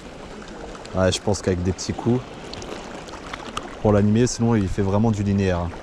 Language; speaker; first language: French; native; French